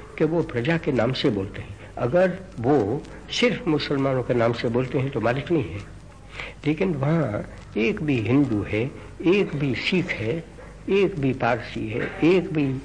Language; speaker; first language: Hindi; non-native, local second language; Gujarati